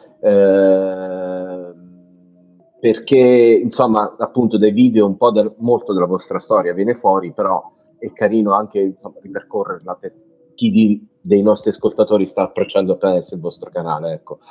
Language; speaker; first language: Italian; native; Italian